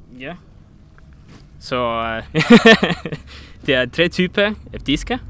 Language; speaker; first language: Danish; non-native, learner; Estonian